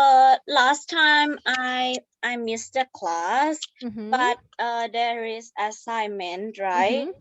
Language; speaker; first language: English; non-native, fluent; Thai